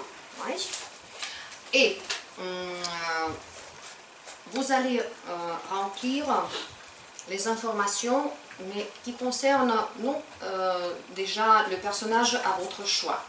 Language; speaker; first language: French; non-native, fluent; Ukrainian